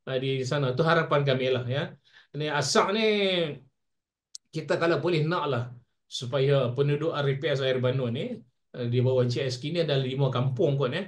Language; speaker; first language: Malay; native; Malay